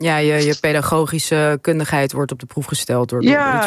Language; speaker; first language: Dutch; native; Dutch